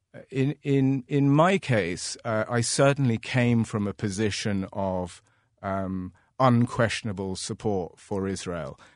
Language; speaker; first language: English; native; English